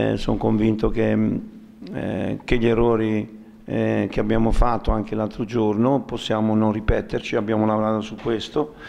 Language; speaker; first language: Italian; native; Italian